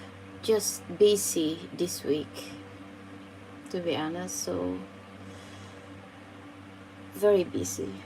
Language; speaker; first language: English; non-native, fluent; Filipino